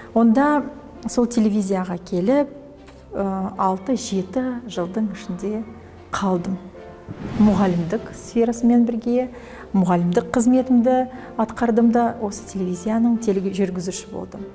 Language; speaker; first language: Kazakh; non-native, local second language; Russian